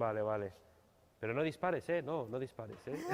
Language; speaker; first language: Spanish; native; Spanish